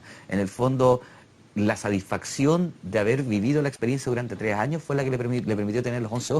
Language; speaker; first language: Spanish; native; Spanish